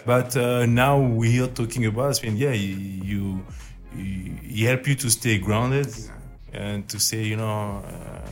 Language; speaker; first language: English; non-native, learner; French